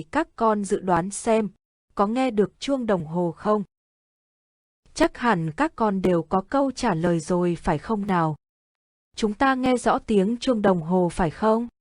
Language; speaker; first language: Vietnamese; native; Vietnamese